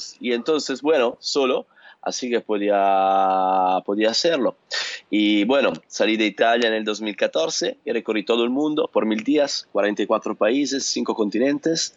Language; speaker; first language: Spanish; non-native, learner; Italian